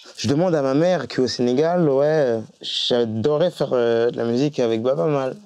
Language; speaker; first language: French; early bilingual, other home language; Fula